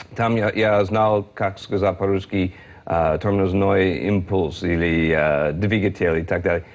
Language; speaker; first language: Russian; non-native, learner; English